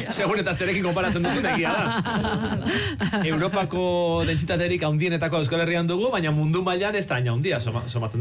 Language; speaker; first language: Basque; native; Basque